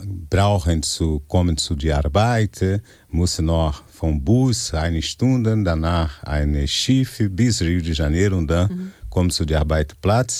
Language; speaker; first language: German; non-native, fluent; Portuguese